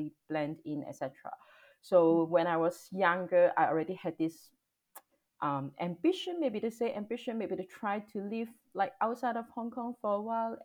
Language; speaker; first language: English; non-native, local second language; Cantonese